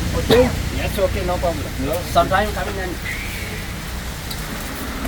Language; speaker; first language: English; non-native, learner; Sinhala